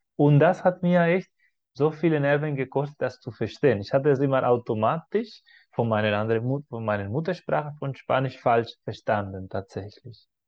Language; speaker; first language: German; non-native, fluent; Spanish